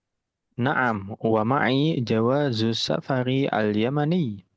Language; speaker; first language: Arabic; non-native, fluent; Indonesian